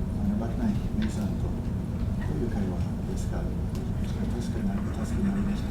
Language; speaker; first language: Japanese; non-native, fluent; English